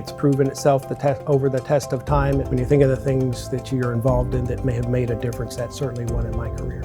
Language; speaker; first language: English; native; English